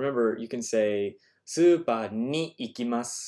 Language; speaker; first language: Japanese; non-native, fluent; English